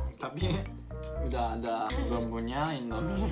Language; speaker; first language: Indonesian; non-native, fluent; Japanese